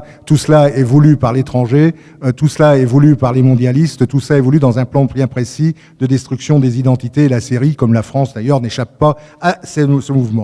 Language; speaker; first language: French; native; French